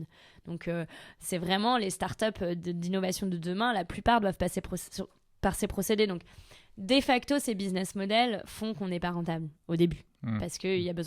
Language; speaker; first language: French; native; French